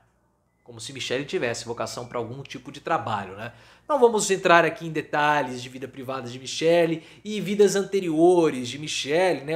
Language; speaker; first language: Portuguese; native; Portuguese